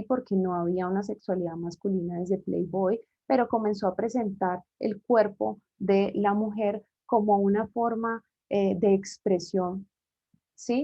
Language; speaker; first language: Spanish; native; Spanish